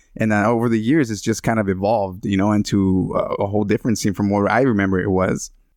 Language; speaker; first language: English; early bilingual, other home language; Spanish